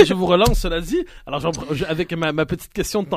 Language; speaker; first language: French; native; French